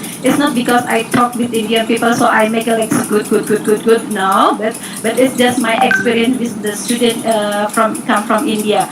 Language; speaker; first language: English; non-native, learner; Indonesian